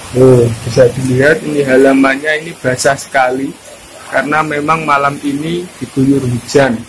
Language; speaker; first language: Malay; non-native, local second language; Javanese